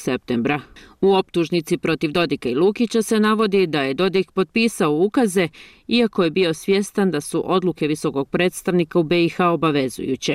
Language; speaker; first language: Croatian; native; Croatian